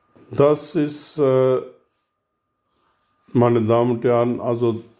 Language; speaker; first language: German; non-native, learner; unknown